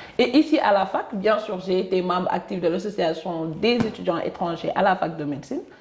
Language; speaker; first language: French; non-native, local second language; Wolof